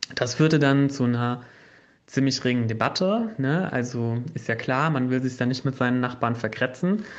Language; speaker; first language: German; native; German